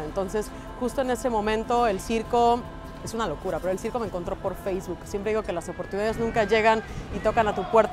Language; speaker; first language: Spanish; native; Spanish